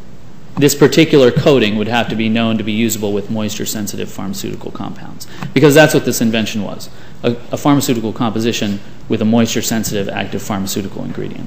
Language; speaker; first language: English; native; English